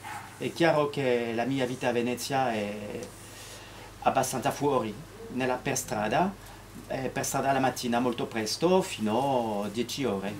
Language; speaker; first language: Italian; non-native, fluent; French